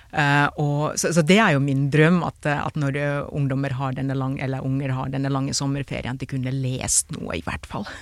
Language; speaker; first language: Norwegian; non-native, fluent; Finnish